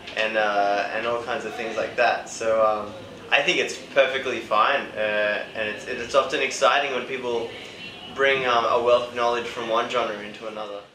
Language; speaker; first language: English; native; English